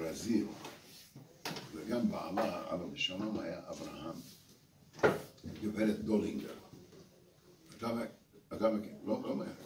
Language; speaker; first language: Hebrew; non-native, fluent; English